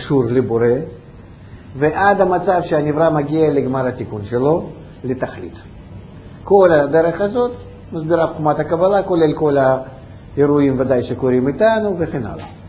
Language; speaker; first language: Hebrew; non-native, fluent; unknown